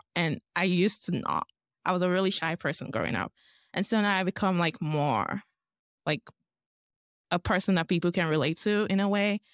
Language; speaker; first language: English; non-native, local second language; Yoruba